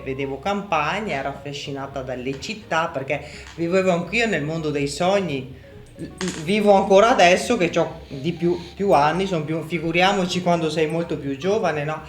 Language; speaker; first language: Italian; native; Italian